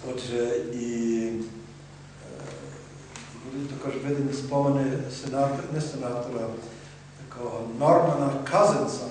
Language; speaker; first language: Ukrainian; native; Ukrainian